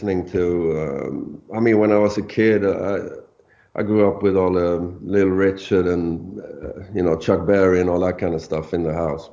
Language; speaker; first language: English; non-native, fluent; Swedish